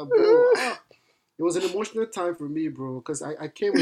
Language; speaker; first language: English; non-native, local second language; Yoruba